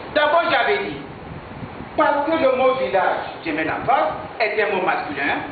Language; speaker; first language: French; non-native, fluent; Yoruba